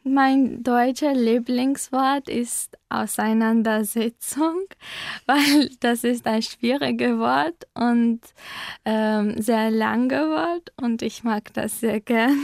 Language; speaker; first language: German; non-native, learner; Armenian